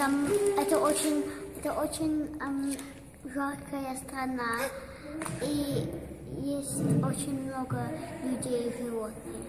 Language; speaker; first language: Russian; early bilingual, heritage; Russian